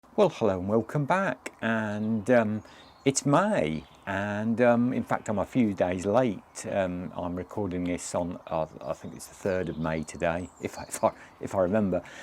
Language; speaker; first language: English; native; English